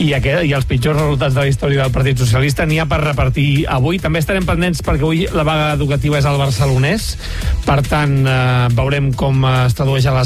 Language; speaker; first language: Catalan; native; Catalan